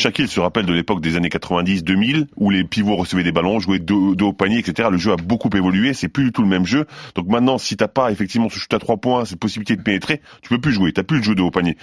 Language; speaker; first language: French; native; French